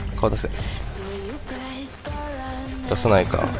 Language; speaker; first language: Japanese; native; Japanese